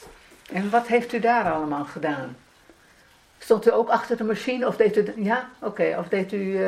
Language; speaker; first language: Dutch; native; Dutch